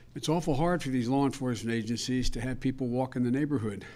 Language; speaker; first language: English; native; English